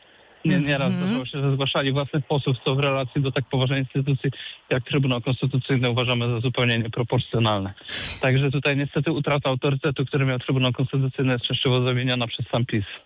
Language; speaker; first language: Polish; native; Polish